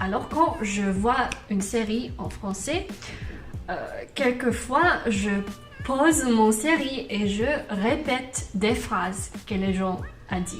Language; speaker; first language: French; non-native, learner; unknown